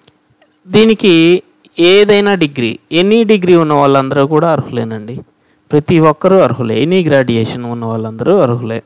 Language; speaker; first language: Telugu; native; Telugu